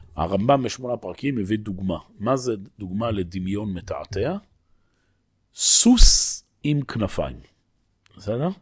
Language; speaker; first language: Hebrew; native; Hebrew